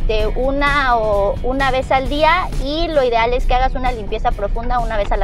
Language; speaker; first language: Spanish; native; Spanish